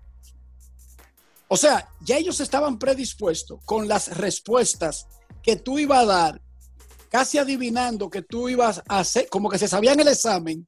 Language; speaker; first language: Spanish; native; Spanish